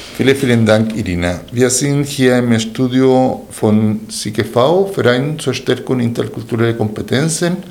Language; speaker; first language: German; non-native, fluent; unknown